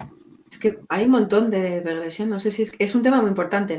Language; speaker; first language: Spanish; native; Spanish